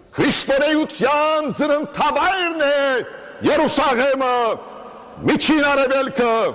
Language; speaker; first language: Armenian; early bilingual, heritage; Armenian